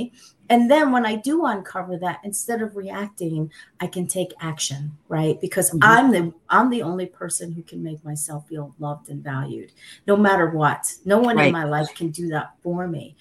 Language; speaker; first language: English; early bilingual, other home language; Sicilian